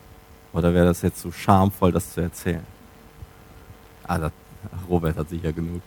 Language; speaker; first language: German; native; German